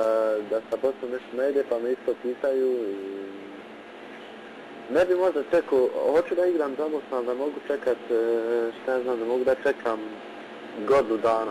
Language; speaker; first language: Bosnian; early bilingual, heritage; Bosnian